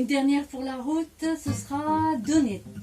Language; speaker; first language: French; non-native, local second language; Arabic